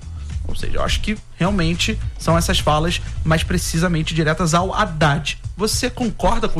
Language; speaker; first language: Portuguese; native; Portuguese